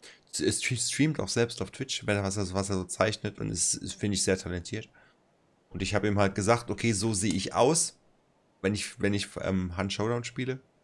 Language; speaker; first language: German; native; German